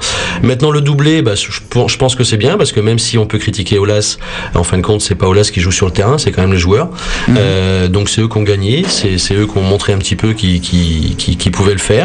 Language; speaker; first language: French; native; French